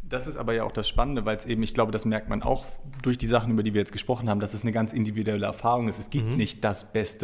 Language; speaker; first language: German; native; German